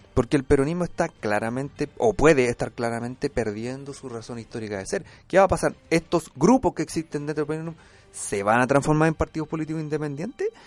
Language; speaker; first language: Spanish; native; Spanish